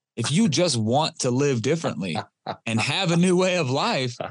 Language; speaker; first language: English; native; English